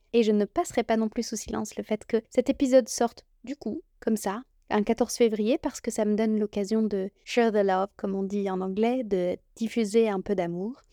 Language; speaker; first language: French; native; French